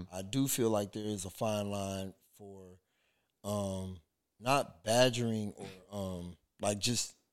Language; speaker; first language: English; native; English